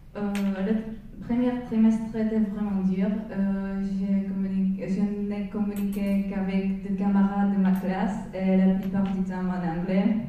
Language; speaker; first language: French; non-native, fluent; Czech